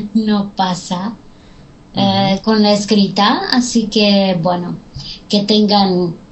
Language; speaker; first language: Spanish; non-native, fluent; Romanian